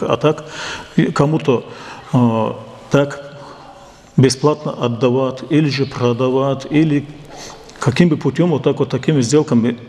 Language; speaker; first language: Russian; non-native, local second language; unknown